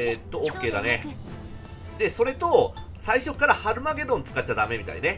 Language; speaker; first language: Japanese; native; Japanese